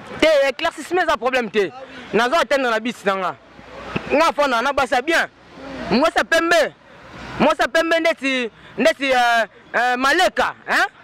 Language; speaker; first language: Lingala; native; Lingala